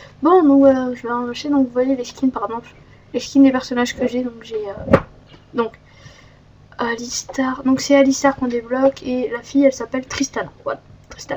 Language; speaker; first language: French; native; French